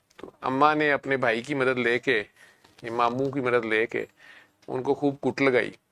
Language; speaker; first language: Urdu; native; Urdu